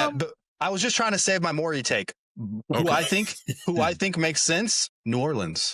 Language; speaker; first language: English; native; English